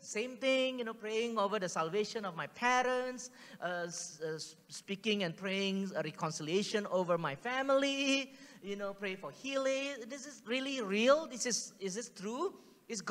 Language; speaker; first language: English; native; English